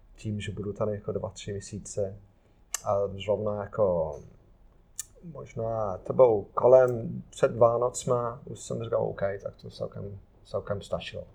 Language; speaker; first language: Czech; non-native, fluent; English